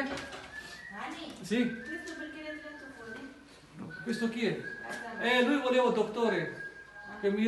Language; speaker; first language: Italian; non-native, learner; Urdu